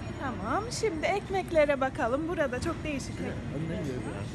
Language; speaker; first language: Turkish; native; Turkish